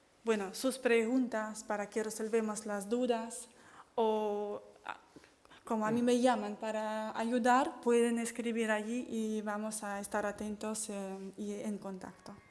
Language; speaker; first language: Spanish; non-native, fluent; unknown